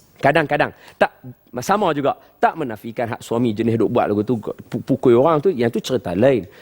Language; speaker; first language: Malay; native; Malay